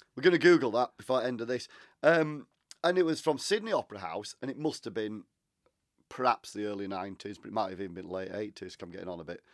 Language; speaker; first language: English; native; English